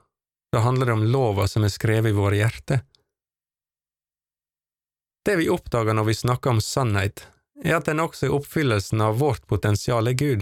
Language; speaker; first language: Norwegian; native; Norwegian